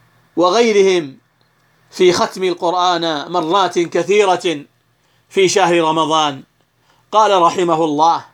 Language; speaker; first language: Arabic; native; Arabic